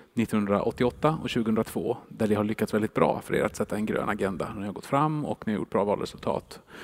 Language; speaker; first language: Swedish; native; Swedish